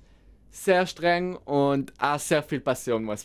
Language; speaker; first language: German; non-native, local second language; Italian